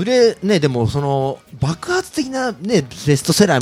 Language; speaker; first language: Japanese; native; Japanese